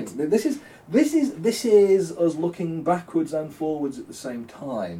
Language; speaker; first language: English; native; English